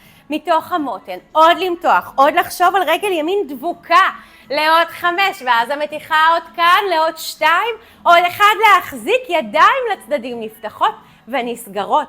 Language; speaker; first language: Hebrew; native; Hebrew